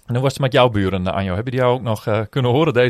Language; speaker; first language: Dutch; native; Dutch